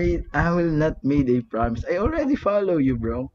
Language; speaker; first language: English; non-native, learner; Filipino